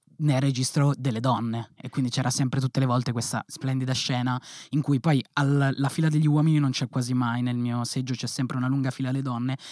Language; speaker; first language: Italian; native; Italian